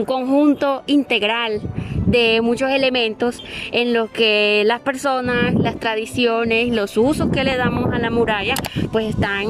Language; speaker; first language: Spanish; native; Spanish